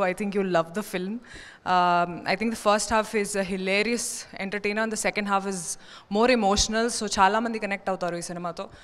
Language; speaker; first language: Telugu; non-native, fluent; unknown